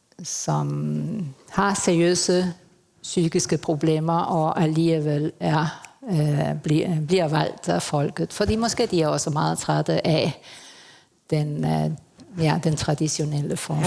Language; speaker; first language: Danish; early bilingual, heritage; Spanish